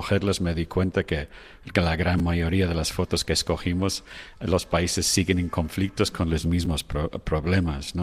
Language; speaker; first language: Spanish; non-native, fluent; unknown